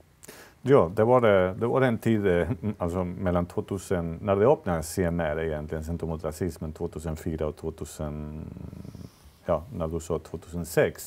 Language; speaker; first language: Swedish; non-native, fluent; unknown